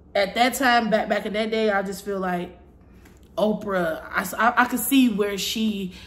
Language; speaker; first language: English; native; English